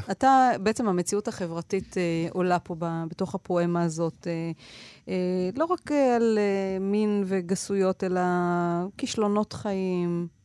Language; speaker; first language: Hebrew; native; Hebrew